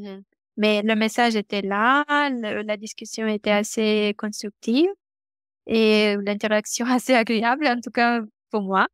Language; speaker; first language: French; non-native, fluent; Romanian